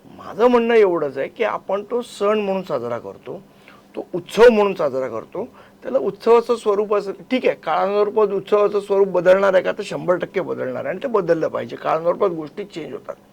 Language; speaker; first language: Marathi; native; Marathi